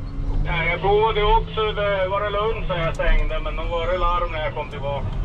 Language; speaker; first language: Swedish; native; Swedish